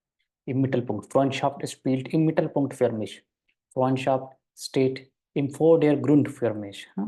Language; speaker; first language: German; non-native, fluent; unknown